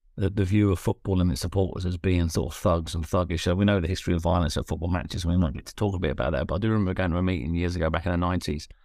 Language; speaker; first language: English; native; English